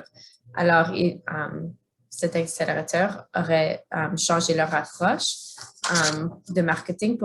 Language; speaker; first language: French; non-native, fluent; English